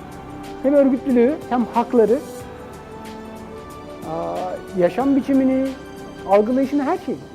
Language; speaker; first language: Turkish; native; Turkish